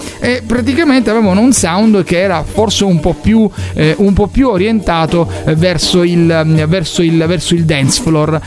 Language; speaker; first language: Italian; native; Italian